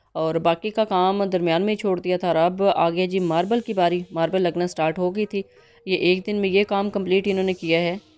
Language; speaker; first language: Urdu; non-native, local second language; Punjabi